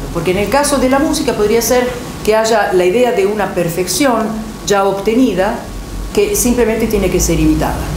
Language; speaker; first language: Spanish; non-native, fluent; Italian